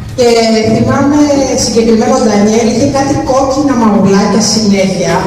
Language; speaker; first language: Greek; early bilingual, other home language; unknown